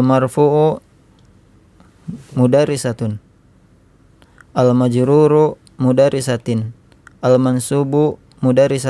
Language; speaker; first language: Arabic; non-native, learner; Indonesian